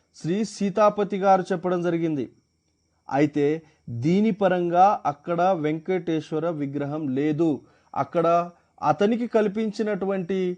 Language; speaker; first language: Telugu; non-native, local second language; Marathi